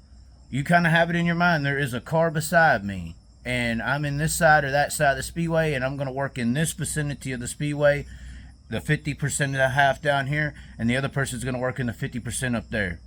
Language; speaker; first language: English; native; English